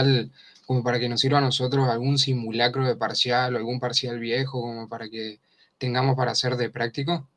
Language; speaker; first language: Spanish; native; Spanish